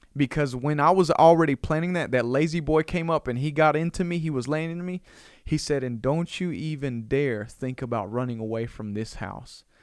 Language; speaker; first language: English; native; English